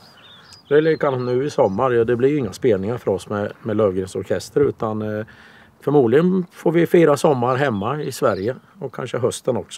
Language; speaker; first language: Swedish; native; Swedish